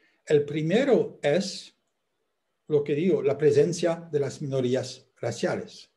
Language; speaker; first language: Spanish; non-native, fluent; French